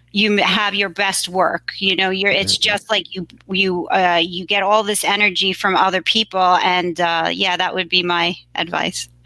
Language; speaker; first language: English; native; English